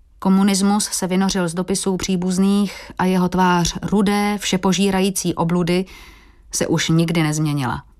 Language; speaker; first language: Czech; early bilingual, heritage; Portuguese